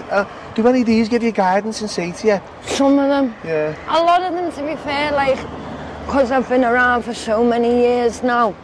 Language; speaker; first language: English; native; English